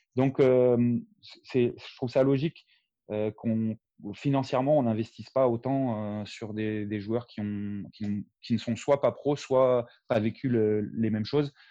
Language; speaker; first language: French; native; French